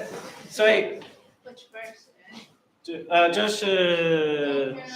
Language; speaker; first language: Chinese; early bilingual, heritage; Chinese